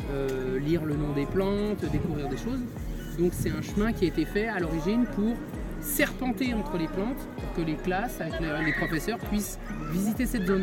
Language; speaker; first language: French; native; French